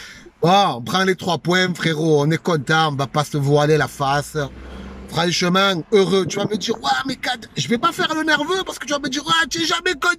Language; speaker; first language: French; native; French